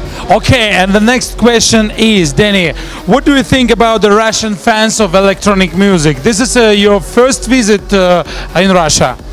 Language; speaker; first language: English; non-native, learner; Russian